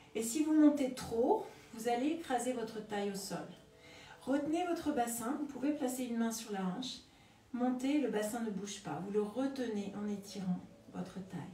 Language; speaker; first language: French; native; French